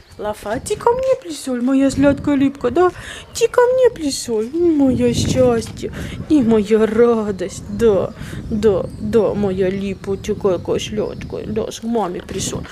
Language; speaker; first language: Russian; native; Russian